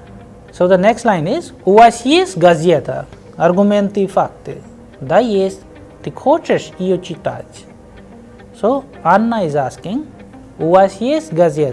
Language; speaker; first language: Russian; non-native, fluent; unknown